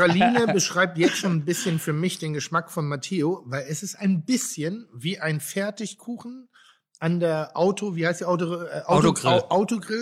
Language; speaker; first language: German; native; German